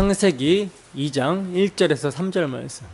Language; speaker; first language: Korean; native; Korean